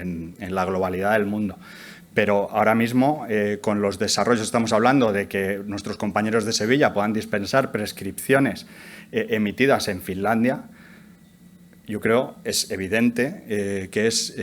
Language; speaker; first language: Spanish; native; Spanish